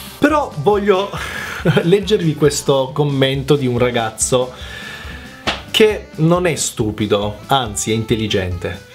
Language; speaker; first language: Italian; early bilingual, other home language; Macedonian